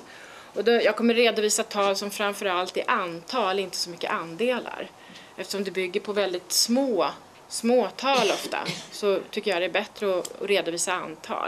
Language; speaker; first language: Swedish; native; Swedish